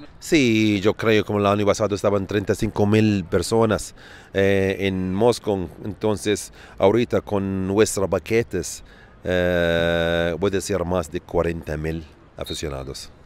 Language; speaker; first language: Spanish; non-native, learner; Arabic